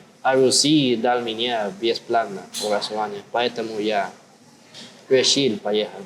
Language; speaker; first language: Russian; non-native, learner; Spanish